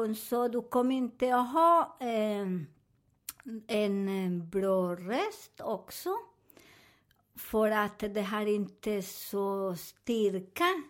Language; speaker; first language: Swedish; non-native, learner; Spanish